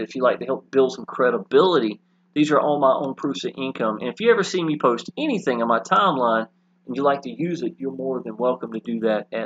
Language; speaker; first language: English; native; English